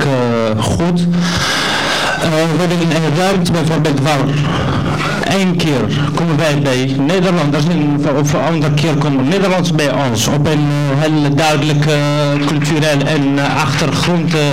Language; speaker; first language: Dutch; non-native, learner; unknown